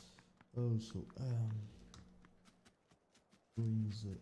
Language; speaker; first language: English; non-native, learner; French